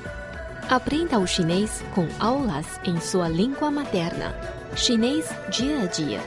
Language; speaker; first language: Portuguese; non-native, fluent; Chinese